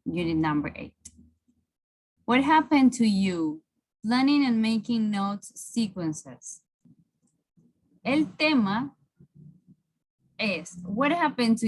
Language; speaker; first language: English; non-native, fluent; Spanish